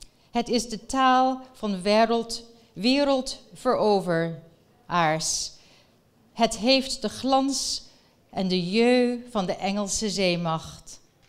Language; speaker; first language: Dutch; early bilingual, heritage; Dutch